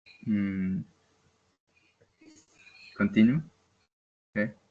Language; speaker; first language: English; non-native, learner; Spanish